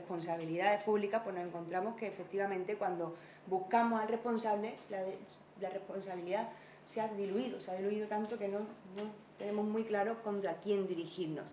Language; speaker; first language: Spanish; native; Spanish